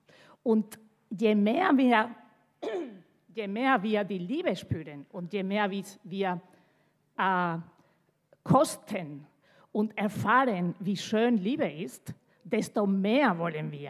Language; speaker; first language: German; non-native, fluent; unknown